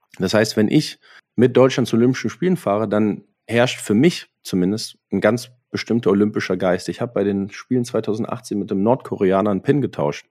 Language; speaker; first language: German; native; German